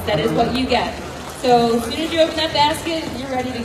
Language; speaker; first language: English; native; English